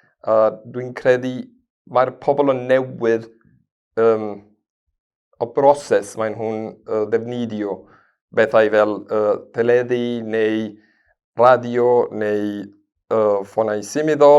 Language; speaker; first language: Welsh; non-native, fluent; Spanish